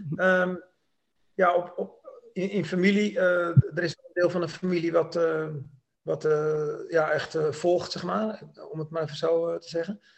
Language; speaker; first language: Dutch; native; Dutch